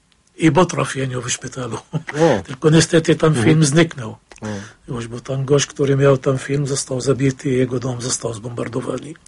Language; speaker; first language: Polish; non-native, fluent; Arabic